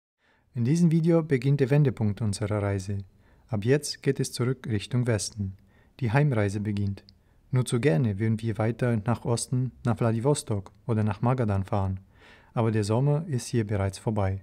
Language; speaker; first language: German; native; German